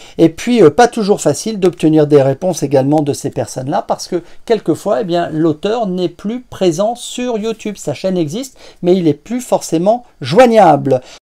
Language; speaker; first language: French; native; French